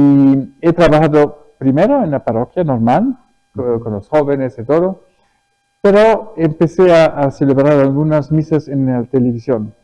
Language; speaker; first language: Spanish; early bilingual, other home language; German